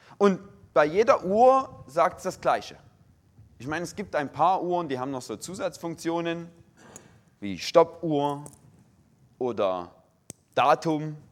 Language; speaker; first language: German; native; German